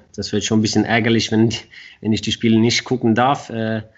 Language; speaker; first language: German; non-native, fluent; Swedish